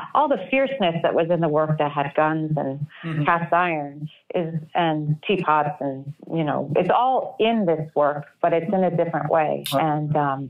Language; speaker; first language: English; native; English